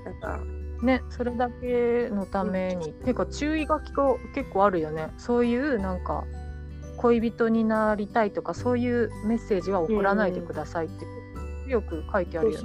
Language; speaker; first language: Japanese; native; Japanese